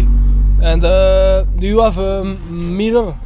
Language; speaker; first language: English; non-native, learner; French